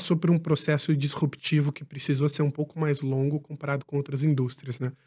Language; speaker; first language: Portuguese; native; Portuguese